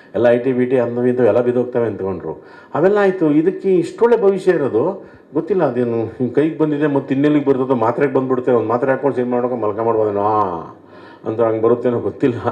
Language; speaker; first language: Kannada; native; Kannada